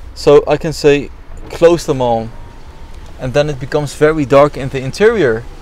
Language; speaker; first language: English; non-native, fluent; Dutch